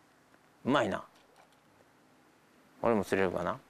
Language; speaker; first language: Japanese; native; Japanese